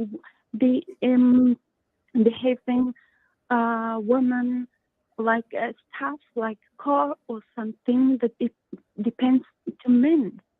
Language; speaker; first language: English; non-native, learner; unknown